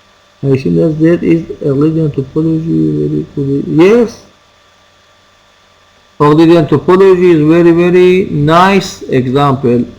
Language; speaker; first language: English; non-native, fluent; Persian